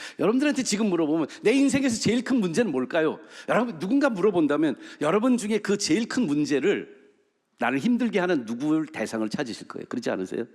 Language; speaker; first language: Korean; early bilingual, heritage; Korean